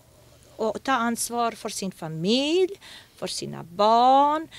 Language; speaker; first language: Swedish; non-native, fluent; Bosnian